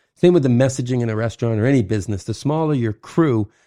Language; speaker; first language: English; native; English